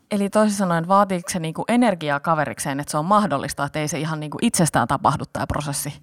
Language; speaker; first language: Finnish; native; Finnish